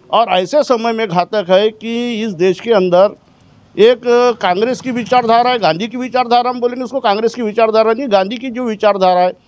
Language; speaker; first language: Hindi; non-native, local second language; Marathi